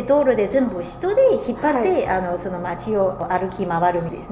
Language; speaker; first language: Japanese; non-native, fluent; Chinese